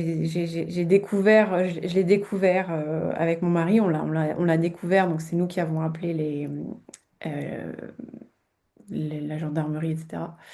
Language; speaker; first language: French; native; French